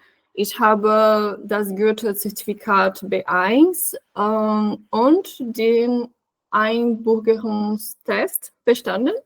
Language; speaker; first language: German; non-native, fluent; Portuguese